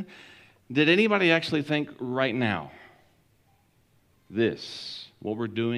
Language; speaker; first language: English; native; English